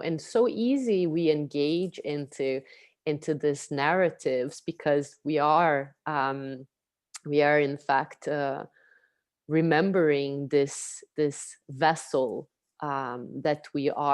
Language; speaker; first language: English; non-native, fluent; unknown